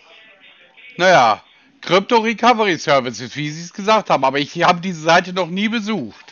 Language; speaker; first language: German; native; German